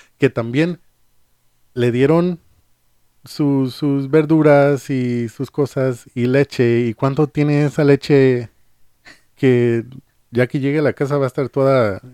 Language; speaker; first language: Spanish; early bilingual, heritage; Spanish